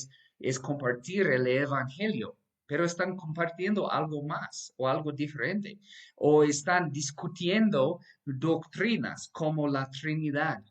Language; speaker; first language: Spanish; non-native, fluent; English